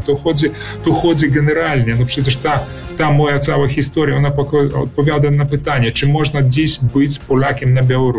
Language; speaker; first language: Polish; early bilingual, heritage; Polish